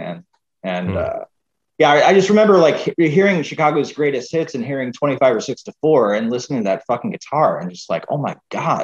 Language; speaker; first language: English; native; English